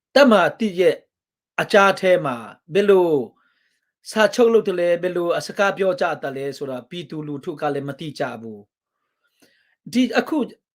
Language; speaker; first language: Burmese; non-native, local second language; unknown